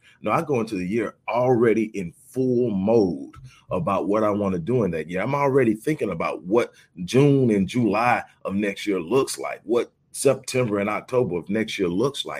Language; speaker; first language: English; native; English